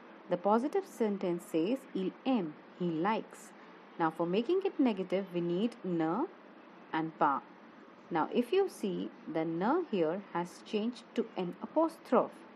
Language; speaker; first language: English; non-native, local second language; Hindi